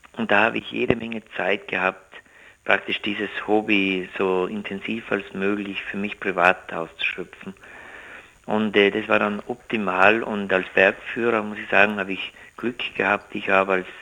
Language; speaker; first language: German; native; German